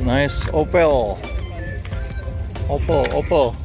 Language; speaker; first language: English; non-native, learner; Indonesian